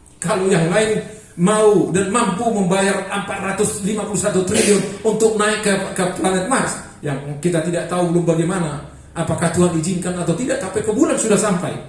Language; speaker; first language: Indonesian; non-native, local second language; Batak Toba